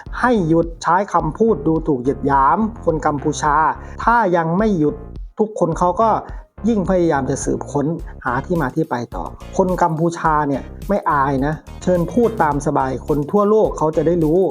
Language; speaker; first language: Thai; native; Thai